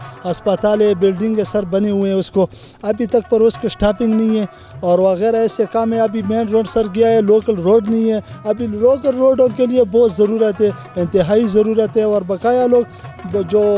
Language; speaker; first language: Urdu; non-native, local second language; Pashto